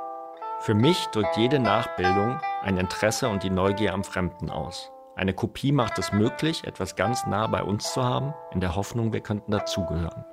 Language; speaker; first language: German; native; German